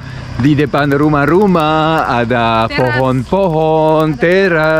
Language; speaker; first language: Indonesian; non-native, fluent; Croatian